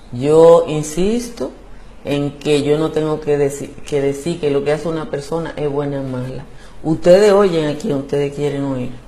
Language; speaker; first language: Spanish; native; Spanish